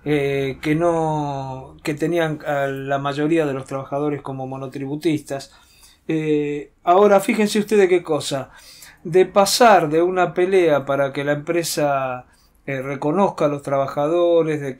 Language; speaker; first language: Spanish; native; Spanish